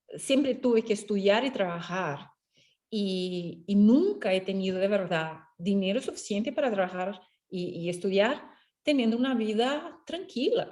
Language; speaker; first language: Spanish; non-native, fluent; Portuguese